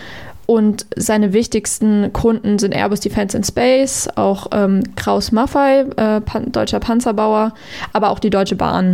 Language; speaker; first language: German; native; German